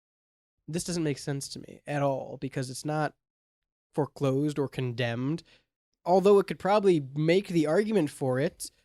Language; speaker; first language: English; native; English